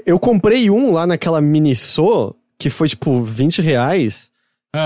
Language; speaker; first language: Portuguese; native; Portuguese